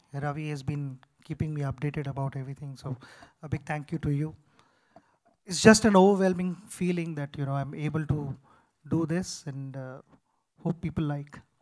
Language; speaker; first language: English; non-native, local second language; Marathi